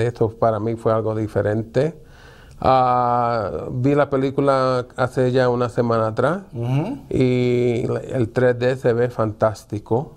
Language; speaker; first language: Spanish; early bilingual, heritage; Spanish